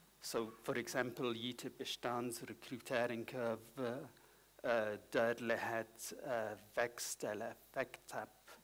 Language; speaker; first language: Swedish; non-native, learner; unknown